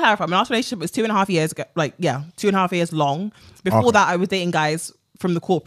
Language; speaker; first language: English; native; English